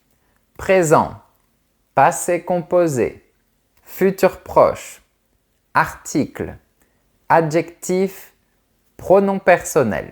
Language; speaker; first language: French; native; French